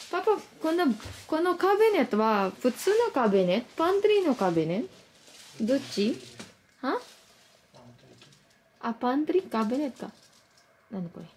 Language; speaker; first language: Japanese; non-native, learner; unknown